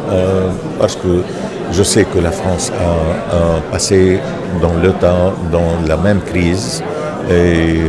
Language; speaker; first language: French; non-native, local second language; Arabic